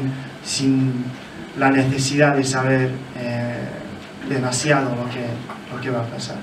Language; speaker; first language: Spanish; non-native, fluent; English